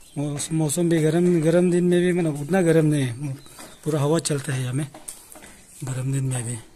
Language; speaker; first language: Hindi; non-native, local second language; Adi